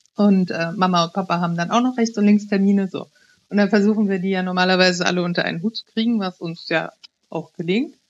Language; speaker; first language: German; early bilingual, other home language; Italian